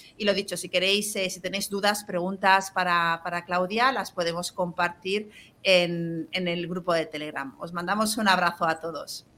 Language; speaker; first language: Spanish; native; Spanish